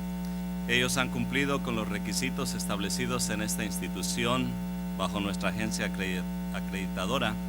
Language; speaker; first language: Spanish; native; Spanish